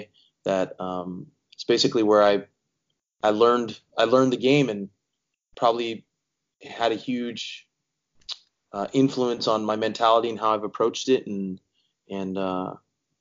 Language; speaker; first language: English; native; English